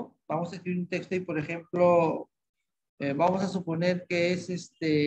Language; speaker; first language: Spanish; native; Spanish